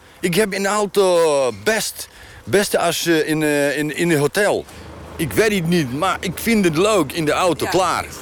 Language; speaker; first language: Dutch; non-native, learner; Ukrainian